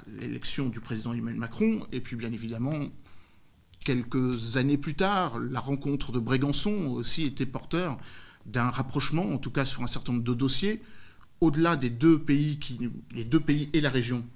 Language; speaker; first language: French; native; French